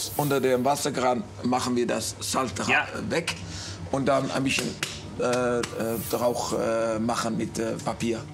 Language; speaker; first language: German; non-native, learner; Dutch